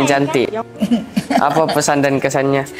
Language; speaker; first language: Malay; early bilingual, heritage; Malay